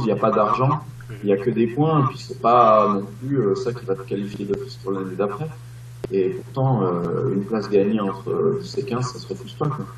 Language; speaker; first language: French; native; French